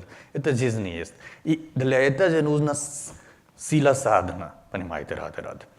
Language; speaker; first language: Russian; non-native, learner; Hindi